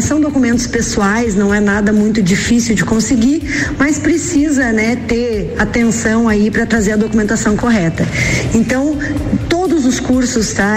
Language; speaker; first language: Portuguese; native; Portuguese